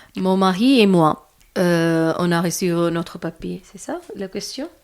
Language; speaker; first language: French; non-native, learner; Malayalam